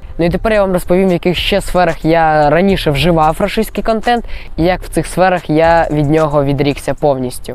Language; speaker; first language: Ukrainian; non-native, local second language; Russian